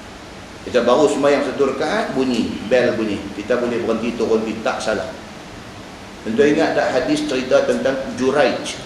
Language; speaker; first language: Malay; native; Malay